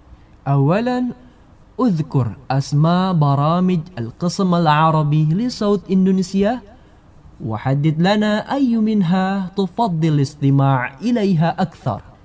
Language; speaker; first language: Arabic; non-native, fluent; Indonesian